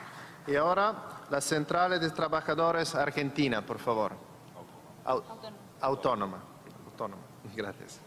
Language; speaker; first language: Spanish; non-native, fluent; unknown